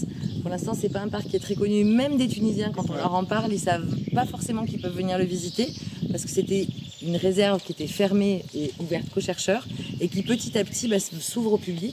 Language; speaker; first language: French; native; French